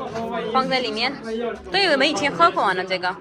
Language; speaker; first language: Chinese; non-native, fluent; Urdu